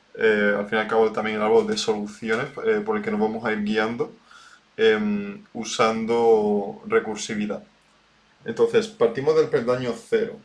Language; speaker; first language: Spanish; native; Spanish